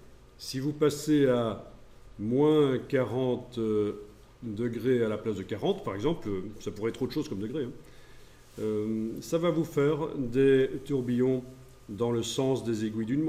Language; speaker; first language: French; native; French